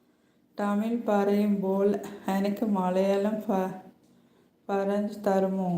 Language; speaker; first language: Malayalam; non-native, learner; Tamil